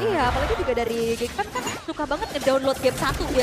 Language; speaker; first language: Indonesian; native; Indonesian